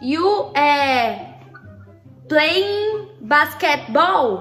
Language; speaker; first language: English; non-native, learner; Portuguese